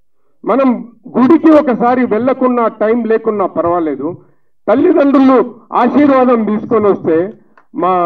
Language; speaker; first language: Telugu; native; Telugu